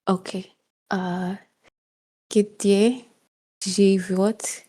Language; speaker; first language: Russian; non-native, learner; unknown